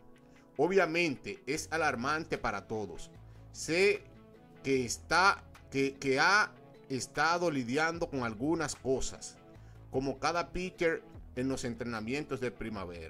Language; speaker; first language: Spanish; native; Spanish